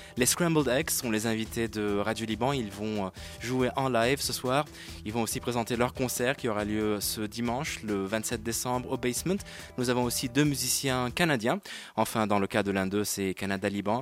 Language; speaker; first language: French; non-native, local second language; Arabic